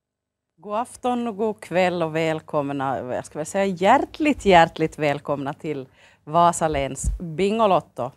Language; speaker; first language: Swedish; native; Swedish